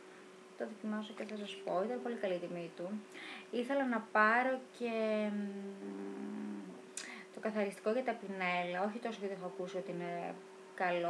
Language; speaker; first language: Greek; native; Greek